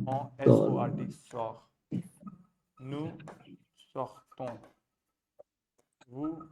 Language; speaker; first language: French; non-native, fluent; Hindi